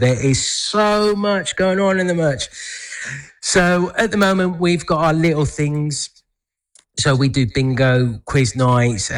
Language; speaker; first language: English; native; English